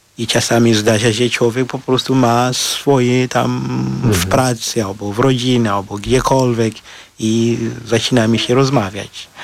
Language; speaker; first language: Polish; non-native, fluent; Shona